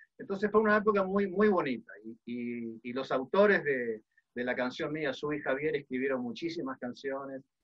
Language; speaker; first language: Spanish; early bilingual, other home language; Dutch